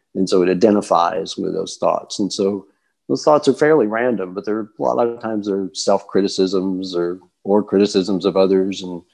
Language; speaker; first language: English; native; English